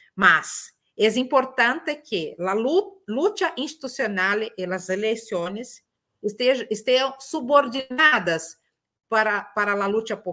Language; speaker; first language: Spanish; non-native, fluent; Portuguese